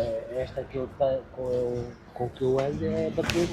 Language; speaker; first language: Portuguese; native; Portuguese